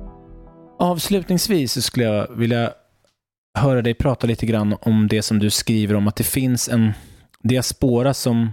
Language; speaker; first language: Swedish; native; Swedish